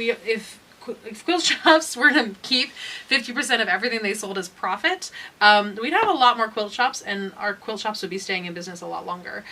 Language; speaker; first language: English; native; English